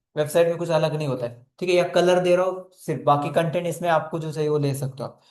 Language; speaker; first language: Hindi; non-native, local second language; Marathi